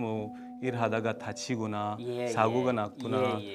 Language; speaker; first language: Korean; non-native, fluent; Urdu